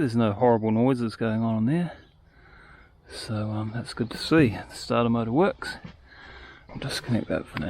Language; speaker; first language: English; native; English